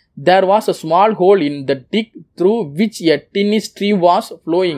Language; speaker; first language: English; non-native, local second language; Tamil